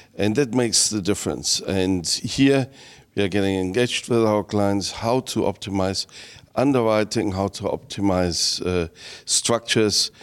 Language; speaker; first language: English; non-native, fluent; German